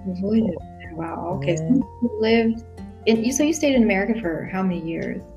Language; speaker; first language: English; non-native, local second language; Filipino